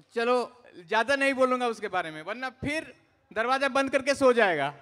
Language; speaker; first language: Hindi; non-native, local second language; Odia